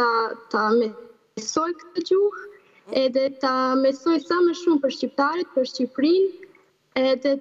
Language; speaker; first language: Albanian; non-native, fluent; Serbian